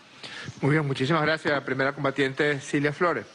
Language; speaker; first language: Spanish; native; Spanish